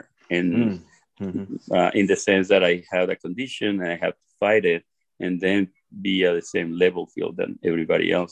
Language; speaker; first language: English; non-native, fluent; Spanish